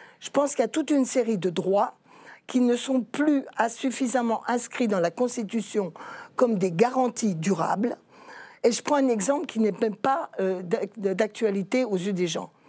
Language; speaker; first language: French; native; French